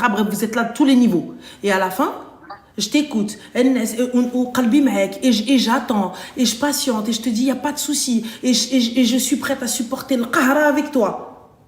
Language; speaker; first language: French; early bilingual, other home language; Arabic